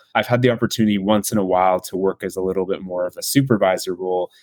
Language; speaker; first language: English; native; English